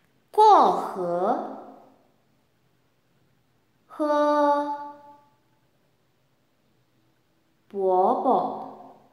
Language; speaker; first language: Chinese; non-native, fluent; Indonesian